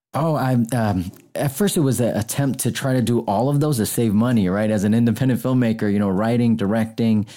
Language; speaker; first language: English; native; English